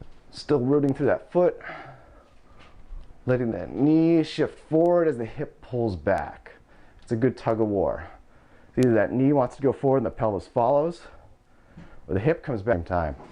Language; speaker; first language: English; native; English